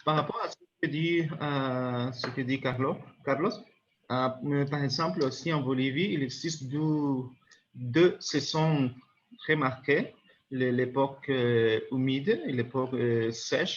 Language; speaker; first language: French; non-native, learner; Spanish